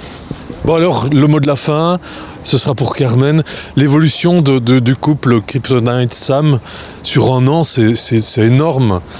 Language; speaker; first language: French; native; French